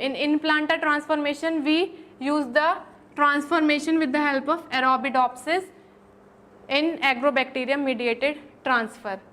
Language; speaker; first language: English; non-native, local second language; Hindi